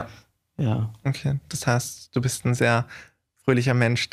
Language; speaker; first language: German; native; German